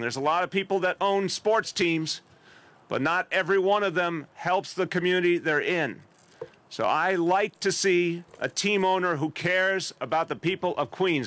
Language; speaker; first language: English; native; English